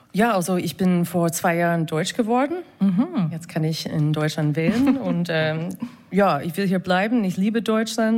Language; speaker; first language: German; non-native, fluent; English